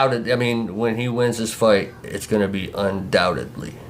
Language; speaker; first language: English; native; English